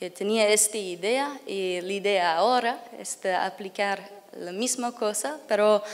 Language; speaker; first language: Spanish; non-native, learner; English